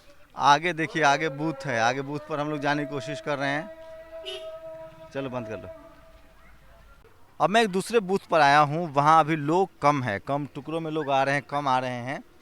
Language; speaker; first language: Hindi; native; Hindi